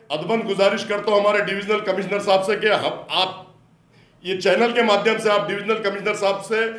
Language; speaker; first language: Hindi; non-native, local second language; Urdu